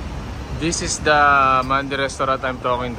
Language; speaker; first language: English; non-native, local second language; Filipino